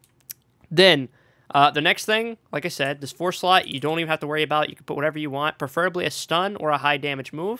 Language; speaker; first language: English; native; English